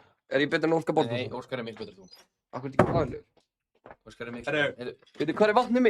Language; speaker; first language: Icelandic; native; Icelandic